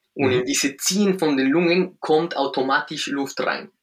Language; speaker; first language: German; non-native, fluent; Spanish